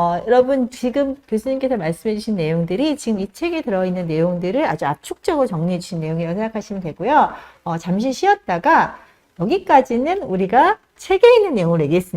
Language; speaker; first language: Korean; native; Korean